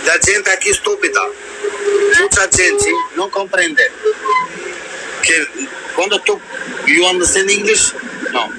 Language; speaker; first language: Spanish; non-native, learner; Albanian